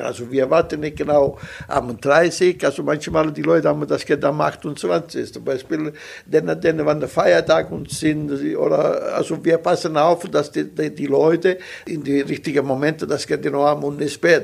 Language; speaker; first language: German; non-native, local second language; Italian